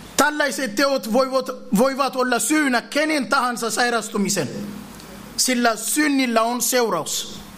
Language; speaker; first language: Finnish; non-native, fluent; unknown